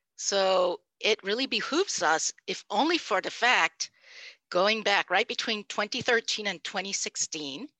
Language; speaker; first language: English; non-native, fluent; Spanish